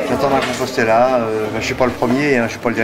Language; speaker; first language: French; native; French